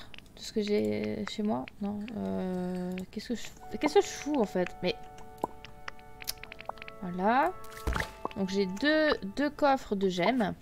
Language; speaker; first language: French; native; French